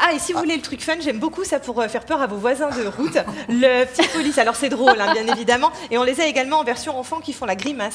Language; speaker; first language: French; native; French